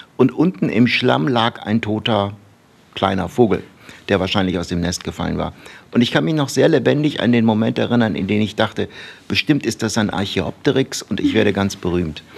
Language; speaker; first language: German; early bilingual, other home language; Turkish